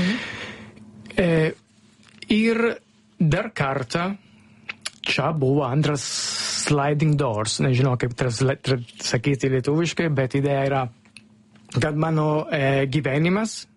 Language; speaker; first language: Lithuanian; non-native, learner; Italian